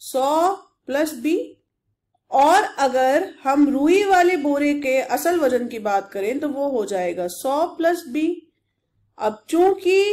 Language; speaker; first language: Hindi; native; Hindi